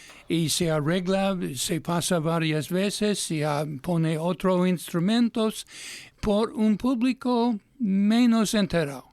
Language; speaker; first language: Spanish; non-native, fluent; English